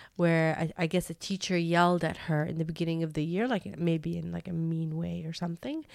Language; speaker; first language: English; native; English